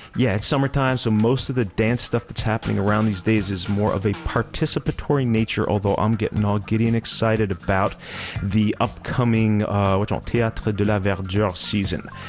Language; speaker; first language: English; native; English